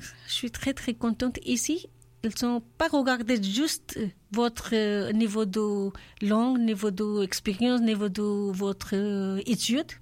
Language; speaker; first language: French; non-native, learner; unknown